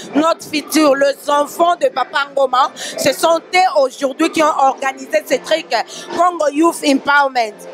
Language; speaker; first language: French; non-native, local second language; Lingala